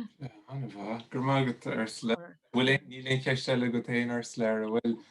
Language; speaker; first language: Irish; native; Irish